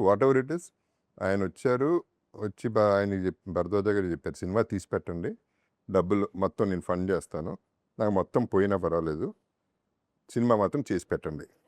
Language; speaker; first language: Telugu; native; Telugu